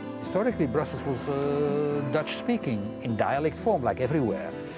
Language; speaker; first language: English; non-native, fluent; Dutch